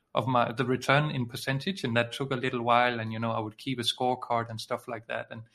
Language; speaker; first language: English; non-native, fluent; Danish